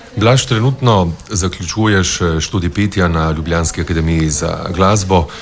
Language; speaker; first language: Slovenian; native; Slovenian